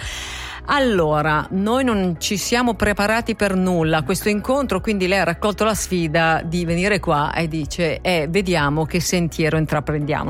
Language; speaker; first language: Italian; native; Italian